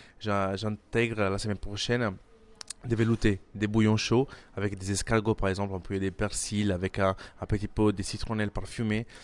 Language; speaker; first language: French; non-native, fluent; Italian